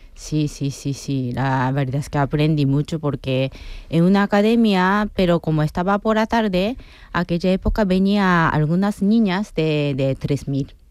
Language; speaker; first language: Spanish; non-native, fluent; Japanese